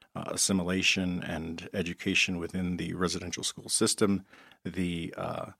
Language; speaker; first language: English; native; English